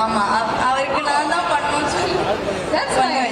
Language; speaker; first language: Tamil; non-native, learner; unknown